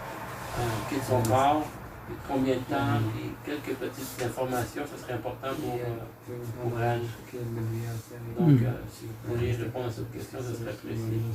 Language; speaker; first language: French; native; French